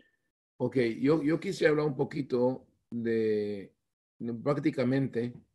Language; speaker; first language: Spanish; non-native, fluent; Hebrew